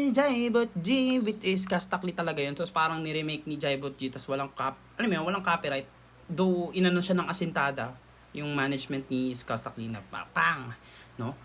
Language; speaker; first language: Filipino; native; Filipino